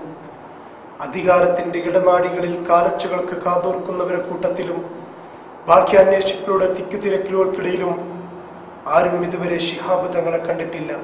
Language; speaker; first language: Malayalam; native; Malayalam